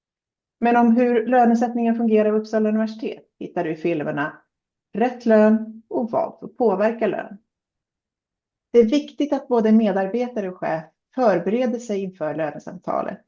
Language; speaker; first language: Swedish; native; Swedish